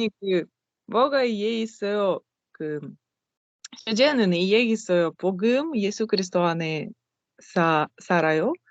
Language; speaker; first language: Korean; non-native, learner; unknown